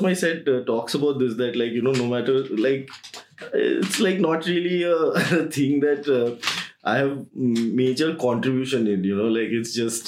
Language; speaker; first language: English; non-native, local second language; Bangla